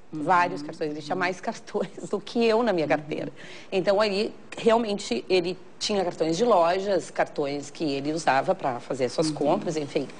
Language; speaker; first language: Portuguese; native; Portuguese